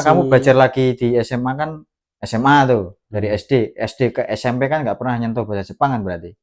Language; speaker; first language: Indonesian; native; Indonesian